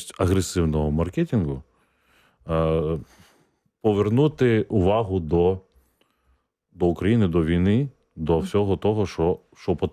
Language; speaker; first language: Ukrainian; native; Ukrainian